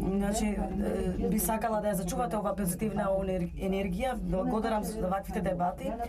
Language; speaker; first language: Macedonian; non-native, local second language; Albanian